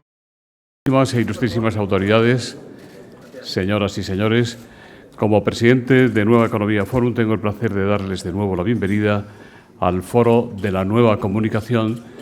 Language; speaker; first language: Spanish; native; Spanish